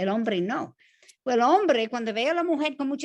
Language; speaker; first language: Spanish; non-native, fluent; English